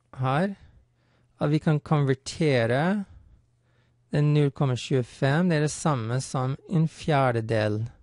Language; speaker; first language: Norwegian; non-native, fluent; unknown